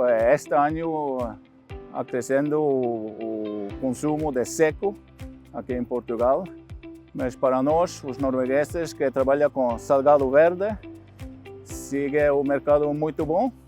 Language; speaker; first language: Portuguese; non-native, fluent; Norwegian